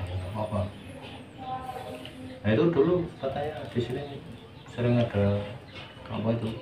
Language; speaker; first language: Indonesian; non-native, local second language; Javanese